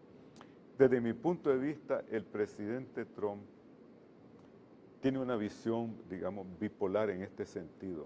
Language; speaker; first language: Spanish; native; Spanish